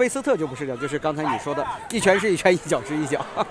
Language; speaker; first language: Chinese; native; Chinese